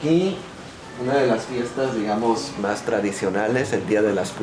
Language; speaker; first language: Spanish; native; Spanish